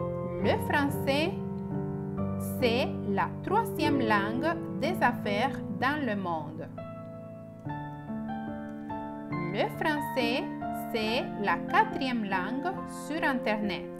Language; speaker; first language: French; non-native, fluent; Spanish